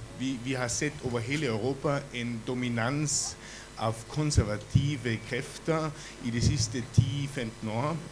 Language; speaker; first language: Norwegian; non-native, fluent; German